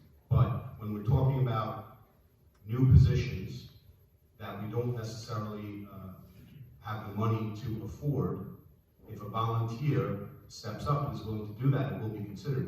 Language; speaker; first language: English; native; English